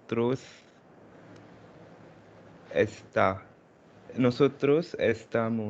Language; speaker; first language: Spanish; non-native, learner; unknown